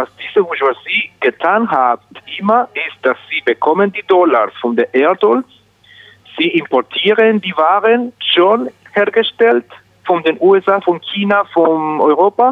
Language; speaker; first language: German; non-native, learner; Spanish